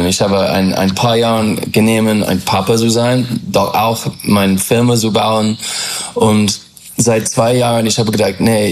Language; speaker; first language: German; non-native, fluent; English